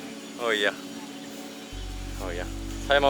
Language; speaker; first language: Indonesian; non-native, learner; Korean